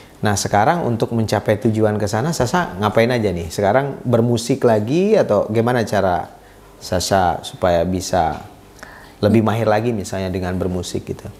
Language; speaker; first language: Indonesian; native; Indonesian